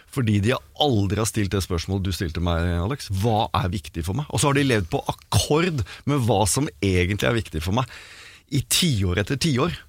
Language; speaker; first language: Norwegian; native; Norwegian